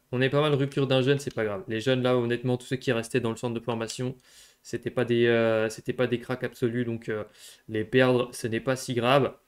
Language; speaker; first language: French; native; French